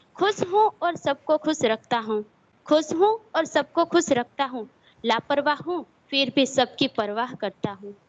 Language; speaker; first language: Hindi; non-native, local second language; Gujarati